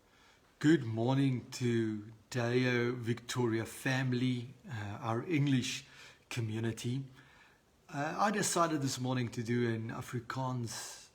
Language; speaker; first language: English; non-native, local second language; Afrikaans